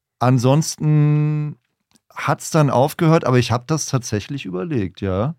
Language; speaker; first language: German; native; German